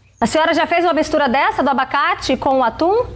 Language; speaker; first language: Portuguese; native; Portuguese